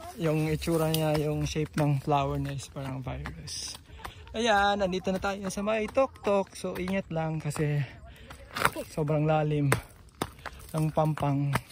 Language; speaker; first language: Filipino; non-native, local second language; Cebuano